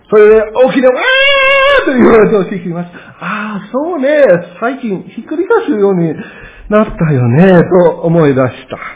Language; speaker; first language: Japanese; non-native, fluent; English